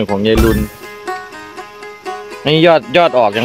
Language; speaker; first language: Thai; non-native, local second language; Northeastern Thai